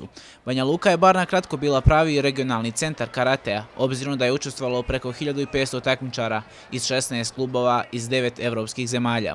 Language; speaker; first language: Serbian; native; Serbian